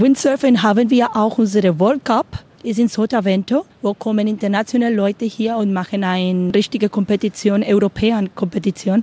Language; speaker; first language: German; non-native, learner; Spanish